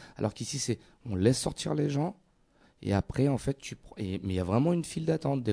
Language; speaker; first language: French; native; French